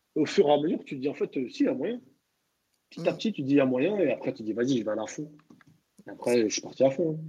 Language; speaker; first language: French; native; French